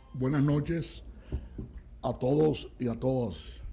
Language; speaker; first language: Spanish; native; Spanish